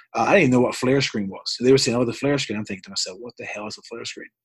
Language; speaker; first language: English; native; English